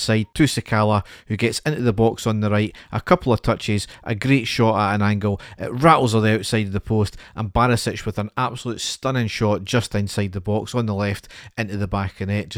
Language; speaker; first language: English; native; English